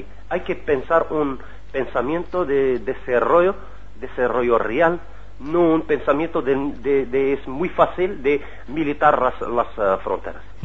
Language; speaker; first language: Spanish; non-native, learner; Arabic